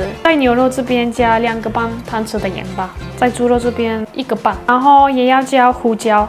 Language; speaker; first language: Chinese; non-native, fluent; Turkish